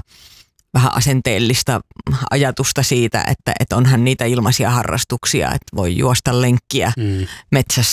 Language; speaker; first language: Finnish; native; Finnish